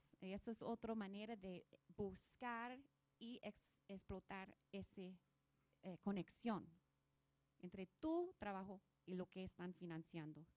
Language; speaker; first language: Spanish; non-native, fluent; English